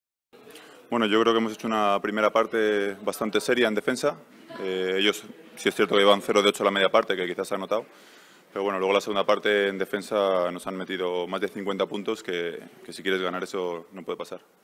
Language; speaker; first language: Spanish; native; Spanish